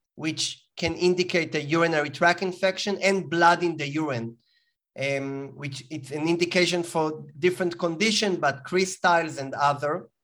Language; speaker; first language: English; non-native, fluent; Hebrew